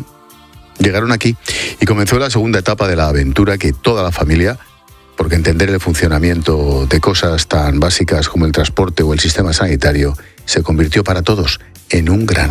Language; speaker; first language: Spanish; native; Spanish